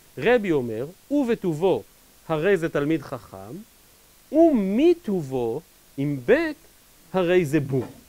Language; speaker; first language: Hebrew; native; Hebrew